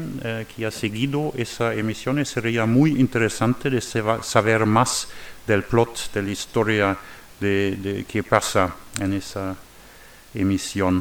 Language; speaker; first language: Spanish; non-native, learner; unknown